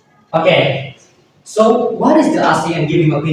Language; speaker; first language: English; non-native, learner; Indonesian